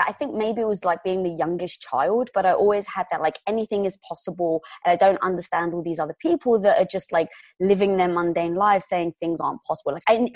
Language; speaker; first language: English; native; English